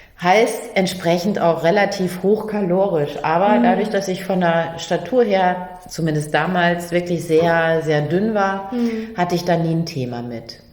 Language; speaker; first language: German; native; German